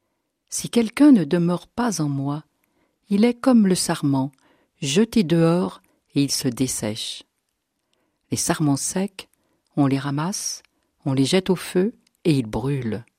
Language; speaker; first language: French; native; French